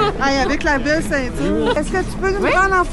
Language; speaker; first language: French; native; French